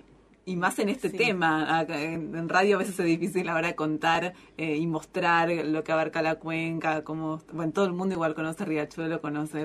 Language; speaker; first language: Spanish; native; Spanish